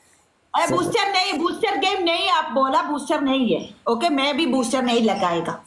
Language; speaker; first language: Hindi; non-native, learner; Bangla